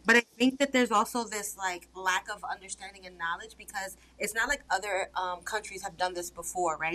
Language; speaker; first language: English; early bilingual, other home language; Spanish